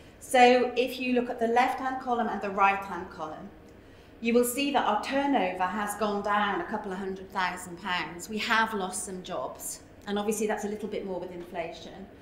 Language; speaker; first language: English; native; English